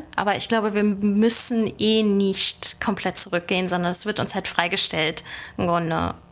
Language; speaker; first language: German; native; German